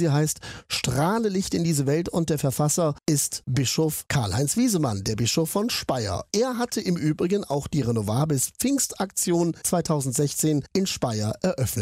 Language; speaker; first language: German; native; German